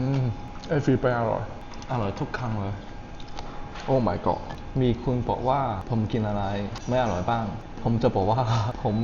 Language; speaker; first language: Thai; non-native, learner; Chinese